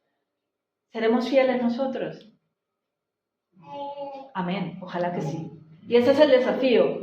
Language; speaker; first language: Spanish; native; Spanish